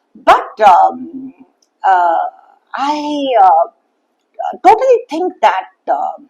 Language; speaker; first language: English; non-native, local second language; Tamil